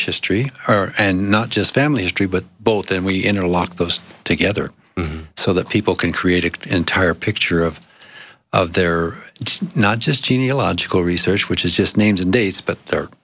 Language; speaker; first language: English; native; English